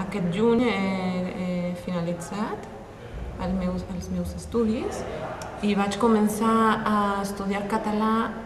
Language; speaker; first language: Catalan; non-native, fluent; Spanish